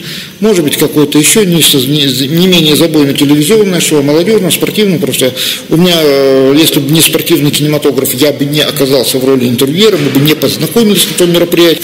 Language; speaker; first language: Russian; native; Russian